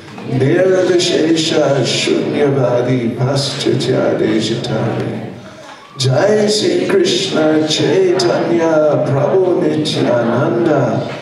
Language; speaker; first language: Russian; non-native, learner; English